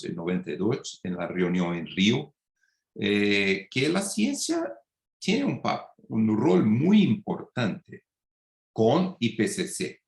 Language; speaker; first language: Spanish; non-native, fluent; Portuguese